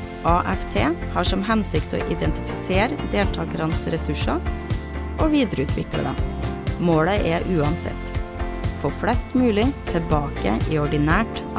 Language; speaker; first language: Norwegian; native; Norwegian